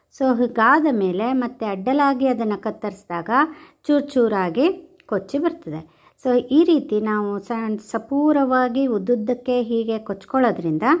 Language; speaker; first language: Kannada; non-native, local second language; Konkani